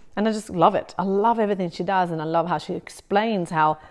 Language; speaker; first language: English; non-native, fluent; Italian